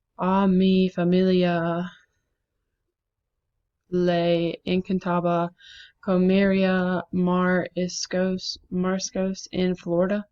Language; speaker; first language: Spanish; non-native, learner; English